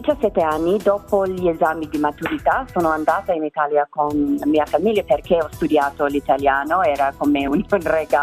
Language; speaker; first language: Italian; non-native, learner; English